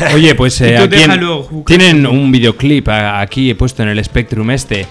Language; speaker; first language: Spanish; native; Spanish